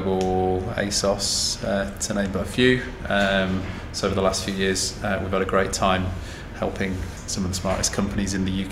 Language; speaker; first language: English; native; English